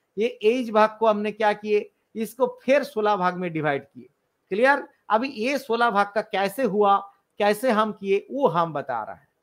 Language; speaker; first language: Hindi; non-native, local second language; Bangla